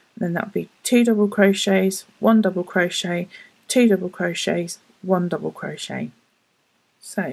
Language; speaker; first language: English; native; English